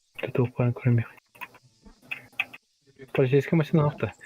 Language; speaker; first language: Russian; non-native, local second language; Yakut